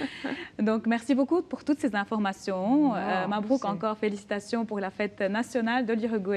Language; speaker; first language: French; non-native, local second language; Arabic